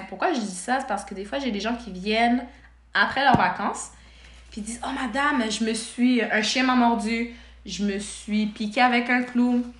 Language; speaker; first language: French; native; French